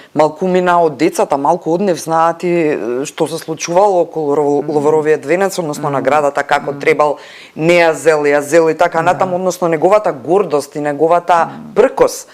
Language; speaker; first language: Macedonian; native; Macedonian